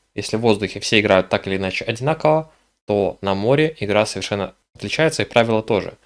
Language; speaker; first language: Russian; native; Russian